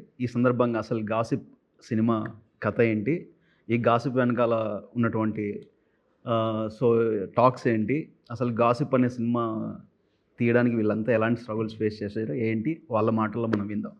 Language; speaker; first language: Telugu; native; Telugu